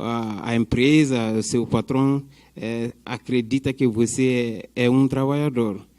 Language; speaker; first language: Portuguese; non-native, fluent; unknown